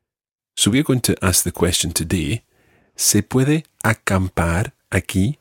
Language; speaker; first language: Spanish; non-native, fluent; English